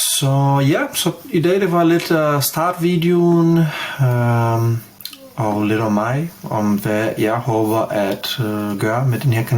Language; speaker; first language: Danish; non-native, fluent; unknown